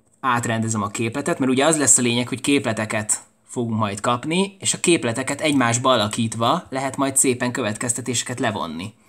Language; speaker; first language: Hungarian; native; Hungarian